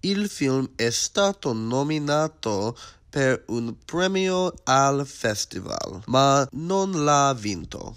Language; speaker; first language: Italian; non-native, learner; English